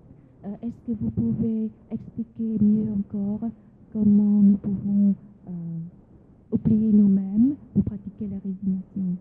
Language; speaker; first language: French; non-native, fluent; Vietnamese